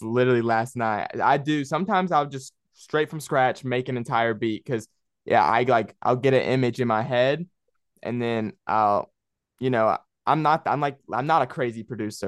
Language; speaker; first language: English; native; English